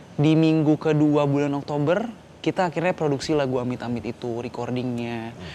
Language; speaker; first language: Indonesian; native; Indonesian